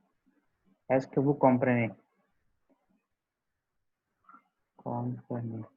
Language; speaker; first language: French; non-native, learner; Hindi